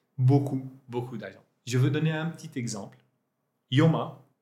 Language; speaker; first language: French; non-native, local second language; Arabic